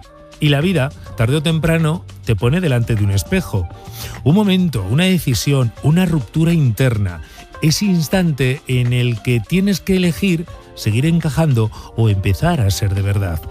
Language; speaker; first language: Spanish; native; Spanish